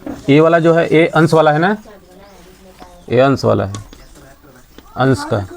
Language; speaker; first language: Hindi; native; Hindi